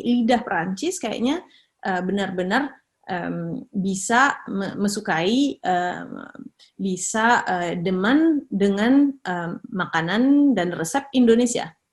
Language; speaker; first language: Indonesian; early bilingual, heritage; Indonesian